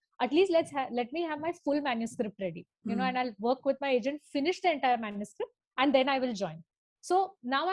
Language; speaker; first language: English; non-native, local second language; Tamil